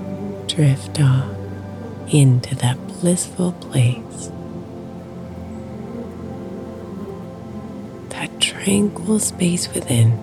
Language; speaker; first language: English; native; English